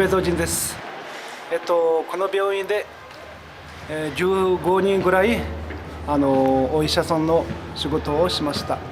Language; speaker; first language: Japanese; non-native, fluent; Tibetan